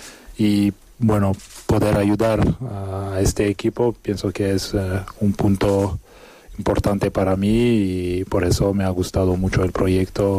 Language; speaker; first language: Spanish; non-native, fluent; French